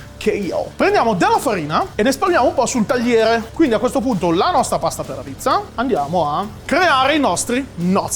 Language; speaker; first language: Italian; native; Italian